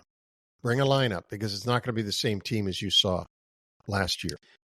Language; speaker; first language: English; native; English